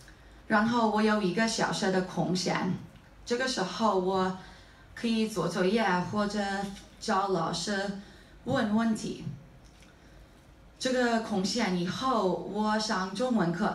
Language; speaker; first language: Chinese; non-native, learner; English